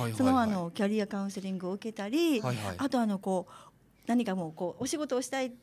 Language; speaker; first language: Japanese; native; Japanese